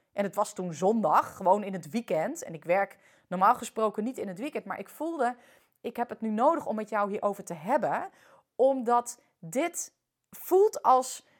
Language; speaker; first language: Dutch; early bilingual, other home language; French